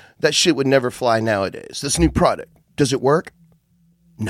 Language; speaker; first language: English; native; English